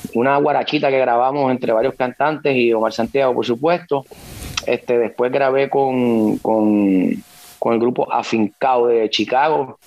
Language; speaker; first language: Spanish; native; Spanish